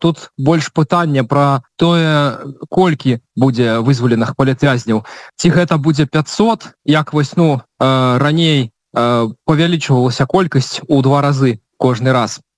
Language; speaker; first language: Belarusian; non-native, local second language; Russian